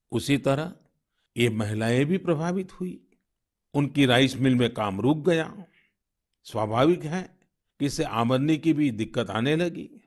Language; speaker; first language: Hindi; non-native, local second language; Gujarati